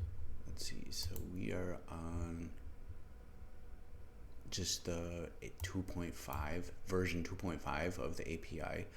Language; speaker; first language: English; native; English